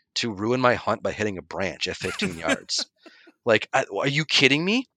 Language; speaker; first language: English; native; English